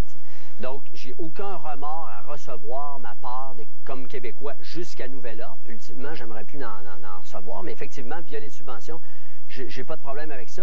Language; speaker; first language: French; native; French